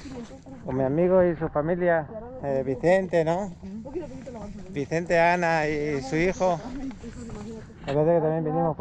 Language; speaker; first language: Spanish; native; Spanish